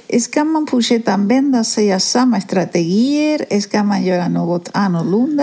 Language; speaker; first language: Swedish; non-native, fluent; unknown